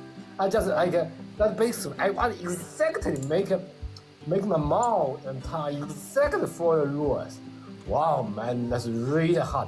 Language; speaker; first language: English; non-native, learner; Vietnamese